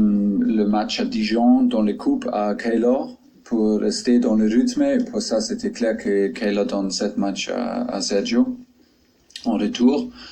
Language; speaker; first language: French; non-native, fluent; German